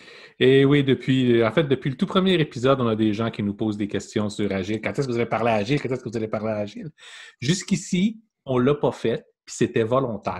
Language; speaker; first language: French; native; French